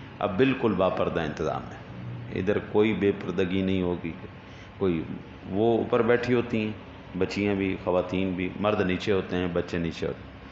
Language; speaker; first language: Urdu; non-native, local second language; Punjabi